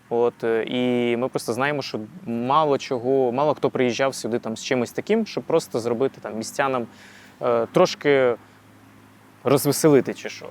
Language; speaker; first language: Ukrainian; non-native, local second language; Russian